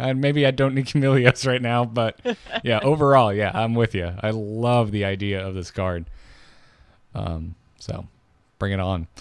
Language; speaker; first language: English; native; English